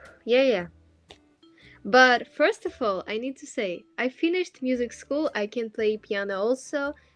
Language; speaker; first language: English; non-native, fluent; Ukrainian